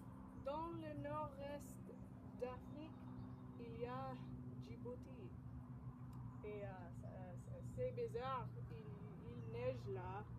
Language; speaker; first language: French; non-native, learner; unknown